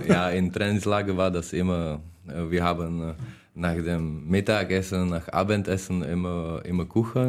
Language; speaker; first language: German; non-native, learner; Czech